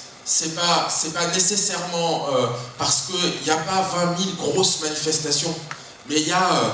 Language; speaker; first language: French; native; French